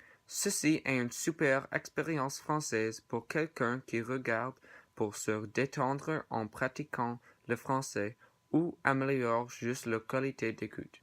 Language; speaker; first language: French; non-native, learner; English